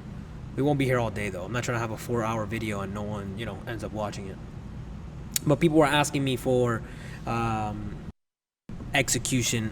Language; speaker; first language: English; native; English